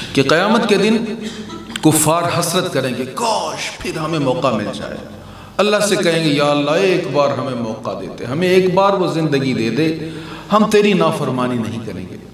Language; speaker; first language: Urdu; non-native, local second language; Punjabi